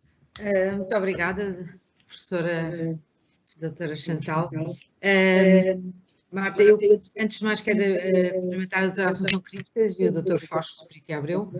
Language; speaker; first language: Portuguese; native; Portuguese